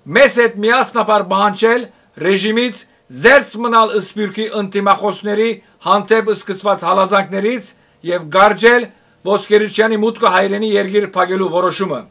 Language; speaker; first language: Armenian; early bilingual, heritage; Armenian